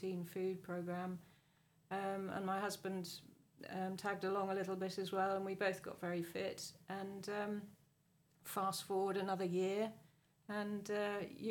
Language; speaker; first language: English; native; English